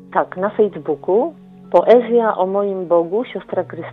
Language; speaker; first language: Polish; native; Polish